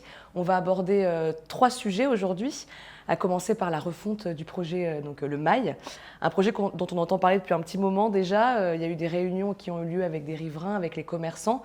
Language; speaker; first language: French; native; French